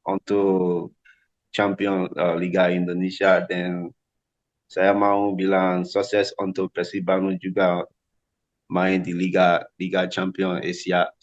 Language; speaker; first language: Indonesian; non-native, learner; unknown